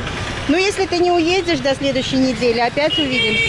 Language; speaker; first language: Russian; native; Russian